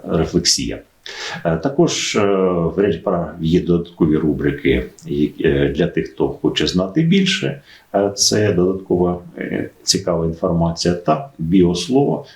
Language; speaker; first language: Ukrainian; native; Ukrainian